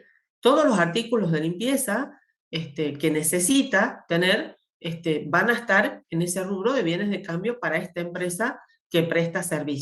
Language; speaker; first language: Spanish; native; Spanish